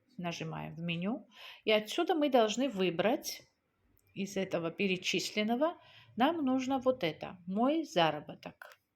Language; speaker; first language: Russian; non-native, local second language; Georgian